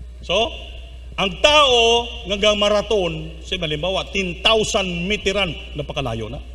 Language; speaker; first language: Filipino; non-native, local second language; Cebuano